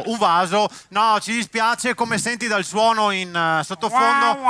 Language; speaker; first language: Italian; native; Italian